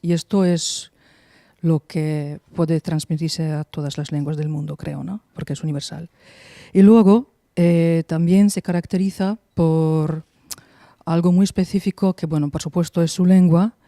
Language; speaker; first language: Spanish; non-native, fluent; Slovenian